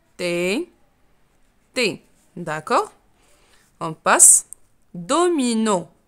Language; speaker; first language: French; non-native, local second language; Arabic